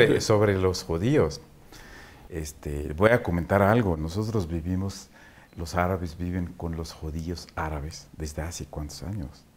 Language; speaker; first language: Spanish; non-native, fluent; Arabic